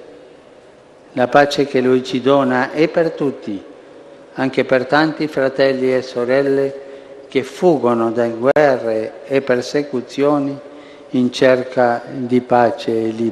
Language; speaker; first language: Italian; non-native, fluent; Spanish